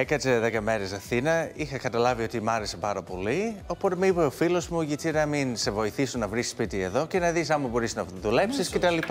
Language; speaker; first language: Greek; non-native, learner; English